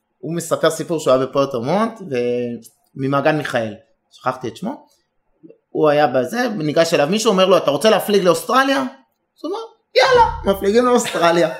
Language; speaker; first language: Hebrew; native; Hebrew